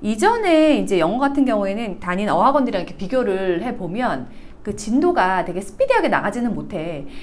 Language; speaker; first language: Korean; native; Korean